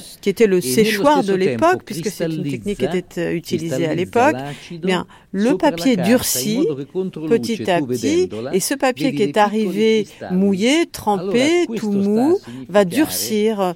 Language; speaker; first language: French; native; French